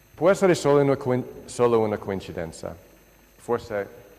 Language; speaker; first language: Italian; non-native, fluent; English